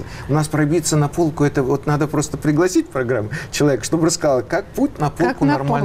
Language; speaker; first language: Russian; native; Russian